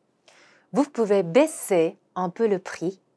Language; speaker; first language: French; non-native, fluent; Korean